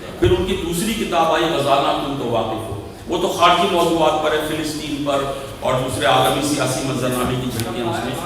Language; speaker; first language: Urdu; native; Urdu